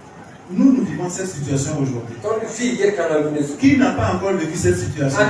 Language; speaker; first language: French; non-native, local second language; Mossi